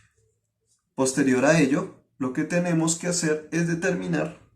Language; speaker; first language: Spanish; native; Spanish